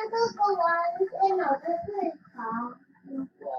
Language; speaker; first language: Chinese; early bilingual, heritage; Chinese